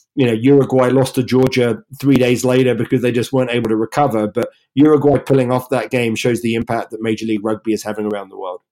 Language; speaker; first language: English; native; English